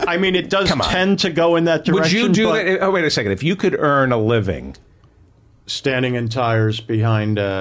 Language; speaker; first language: English; native; English